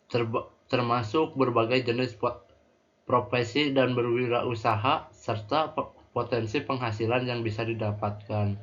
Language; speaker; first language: Indonesian; native; Indonesian